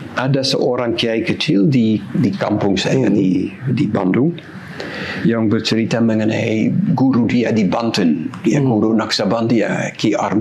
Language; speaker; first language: Indonesian; non-native, fluent; Dutch